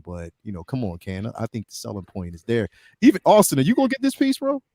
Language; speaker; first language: English; native; English